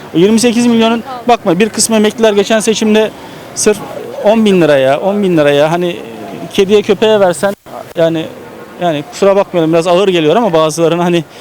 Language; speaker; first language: Turkish; native; Turkish